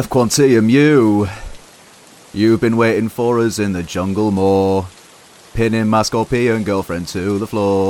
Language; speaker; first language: English; native; English